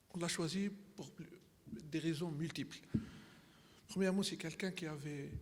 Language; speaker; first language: French; non-native, local second language; Arabic